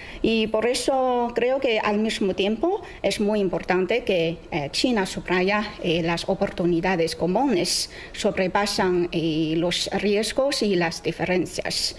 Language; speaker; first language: Spanish; non-native, fluent; Chinese